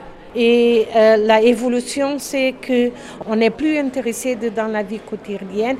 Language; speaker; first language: French; non-native, learner; German